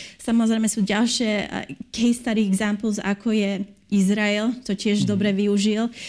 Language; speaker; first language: Slovak; early bilingual, heritage; Slovak